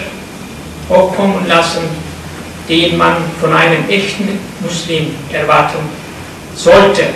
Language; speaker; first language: German; non-native, fluent; Turkish